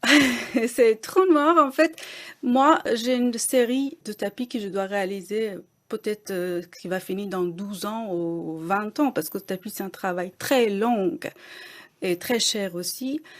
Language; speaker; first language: French; non-native, fluent; Persian